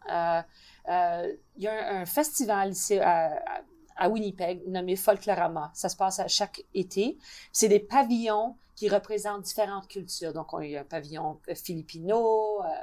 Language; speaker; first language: French; native; French